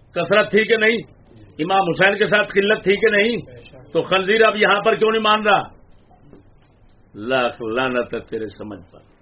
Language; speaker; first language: Urdu; non-native, local second language; Punjabi